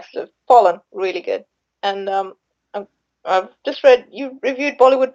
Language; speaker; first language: English; non-native, local second language; Sinhala